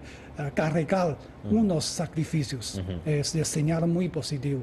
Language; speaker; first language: Spanish; non-native, fluent; Chinese